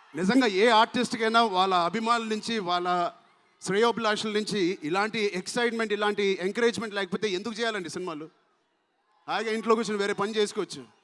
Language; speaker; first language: Telugu; native; Telugu